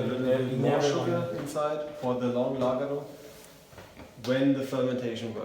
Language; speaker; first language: English; non-native, learner; German